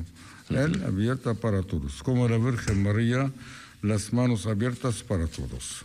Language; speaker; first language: Spanish; non-native, fluent; Arabic